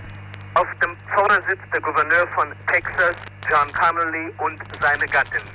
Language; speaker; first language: German; native; German